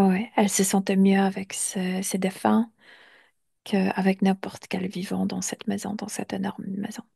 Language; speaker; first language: French; non-native, fluent; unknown